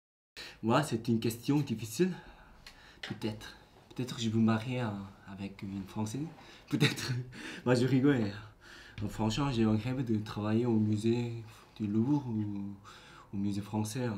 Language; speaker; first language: French; non-native, learner; Korean